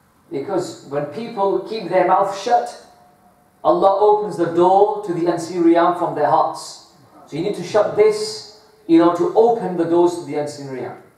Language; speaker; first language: English; early bilingual, other home language; Urdu